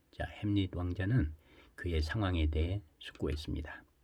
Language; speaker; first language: Korean; native; Korean